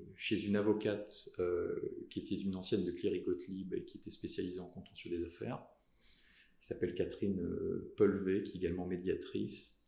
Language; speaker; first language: French; native; French